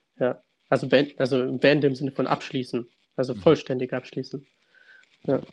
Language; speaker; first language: German; early bilingual, other home language; Russian